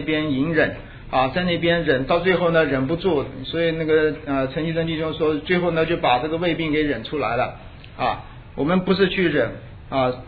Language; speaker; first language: Chinese; native; Chinese